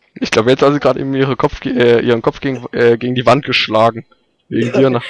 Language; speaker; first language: German; native; German